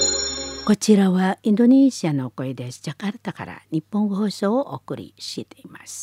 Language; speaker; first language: Japanese; non-native, fluent; Indonesian